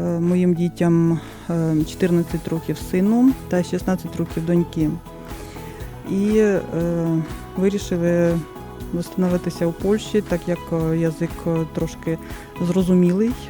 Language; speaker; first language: Ukrainian; non-native, local second language; Russian